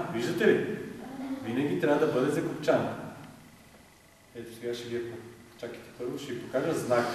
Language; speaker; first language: Bulgarian; native; Bulgarian